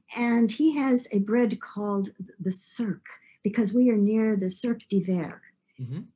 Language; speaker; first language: English; native; English